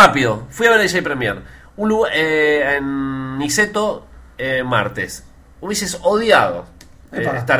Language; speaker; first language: Spanish; native; Spanish